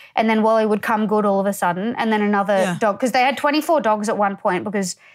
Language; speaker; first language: English; native; English